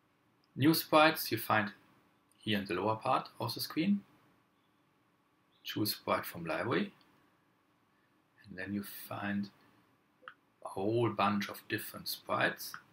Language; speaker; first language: English; non-native, fluent; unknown